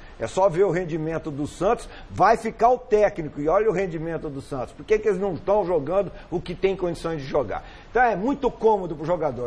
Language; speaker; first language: Portuguese; native; Portuguese